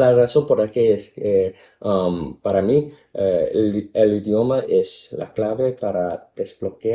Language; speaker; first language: Spanish; non-native, fluent; Cantonese